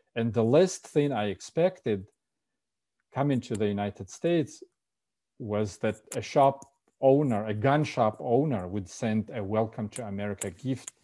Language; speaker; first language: English; non-native, fluent; Russian